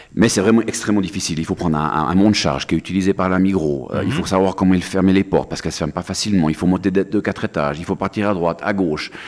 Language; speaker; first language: French; native; French